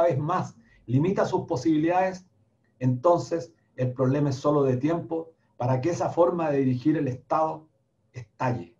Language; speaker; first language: Spanish; native; Spanish